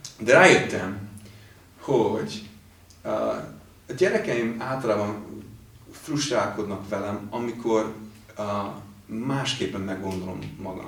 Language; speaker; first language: Hungarian; non-native, fluent; English